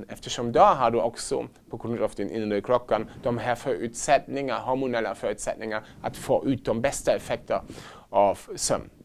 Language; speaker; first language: Swedish; non-native, fluent; German